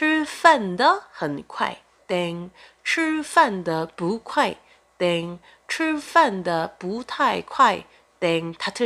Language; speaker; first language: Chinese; non-native, fluent; Korean